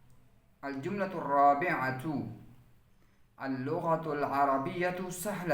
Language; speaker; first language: Arabic; non-native, fluent; Urdu